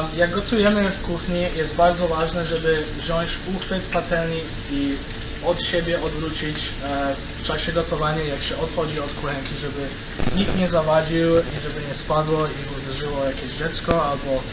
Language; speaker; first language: Polish; early bilingual, heritage; Polish